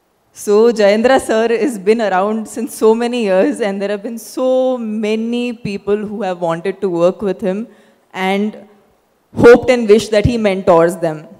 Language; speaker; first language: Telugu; non-native, fluent; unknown